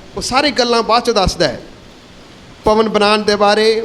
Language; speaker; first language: Hindi; non-native, local second language; Punjabi